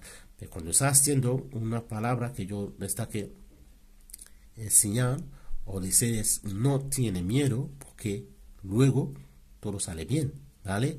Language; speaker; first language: Spanish; non-native, learner; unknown